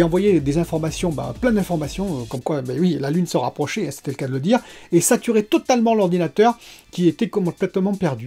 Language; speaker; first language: French; native; French